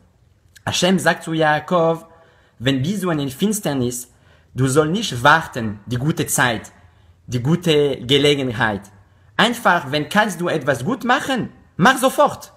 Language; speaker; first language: German; non-native, learner; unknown